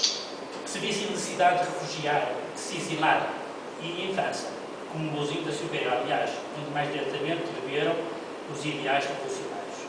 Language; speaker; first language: Portuguese; native; Portuguese